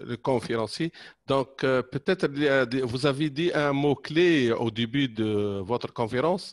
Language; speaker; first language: French; non-native, local second language; Arabic